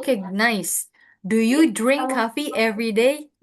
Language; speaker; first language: English; non-native, fluent; Indonesian